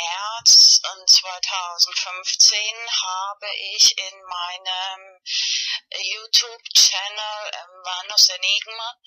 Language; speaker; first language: German; non-native, fluent; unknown